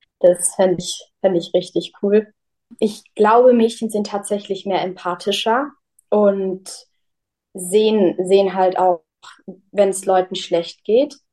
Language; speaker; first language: German; early bilingual, heritage; German